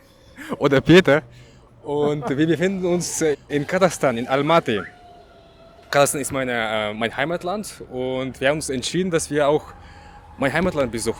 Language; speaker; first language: German; non-native, fluent; Russian